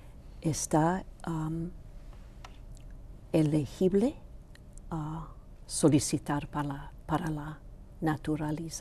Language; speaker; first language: Spanish; non-native, local second language; Greek